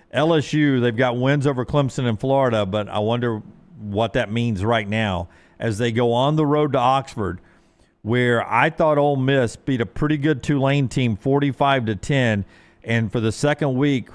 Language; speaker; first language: English; native; English